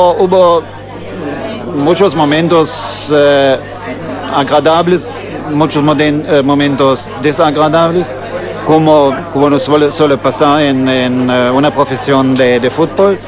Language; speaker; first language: Spanish; non-native, fluent; German